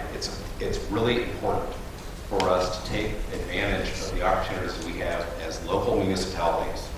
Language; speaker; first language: English; native; English